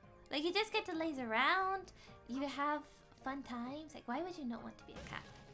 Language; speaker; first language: English; native; English